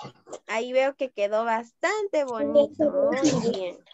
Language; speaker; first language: Spanish; native; Spanish